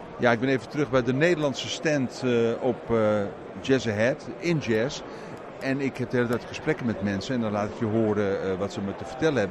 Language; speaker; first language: Dutch; native; Dutch